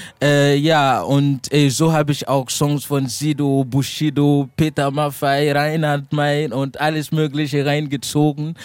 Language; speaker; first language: German; non-native, fluent; Mossi